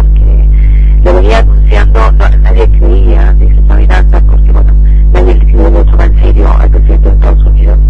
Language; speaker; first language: Spanish; early bilingual, other home language; Arabic